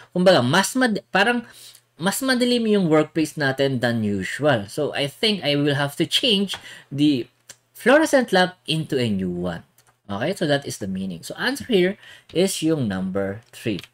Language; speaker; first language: English; non-native, local second language; Filipino